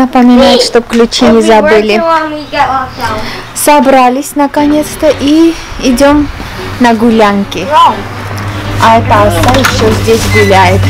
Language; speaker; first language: Russian; non-native, fluent; Armenian